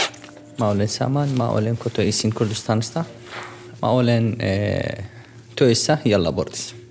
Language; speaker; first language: Finnish; non-native, learner; Kurdish